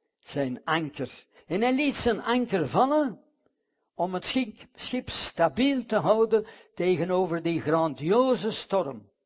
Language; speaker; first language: Dutch; non-native, fluent; English